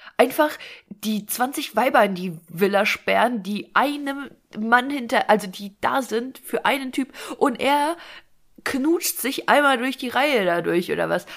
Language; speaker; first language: German; early bilingual, other home language; Russian